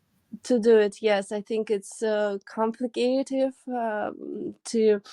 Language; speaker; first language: English; non-native, learner; Russian